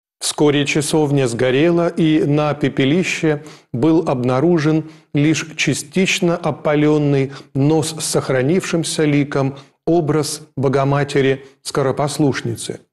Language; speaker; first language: Russian; native; Russian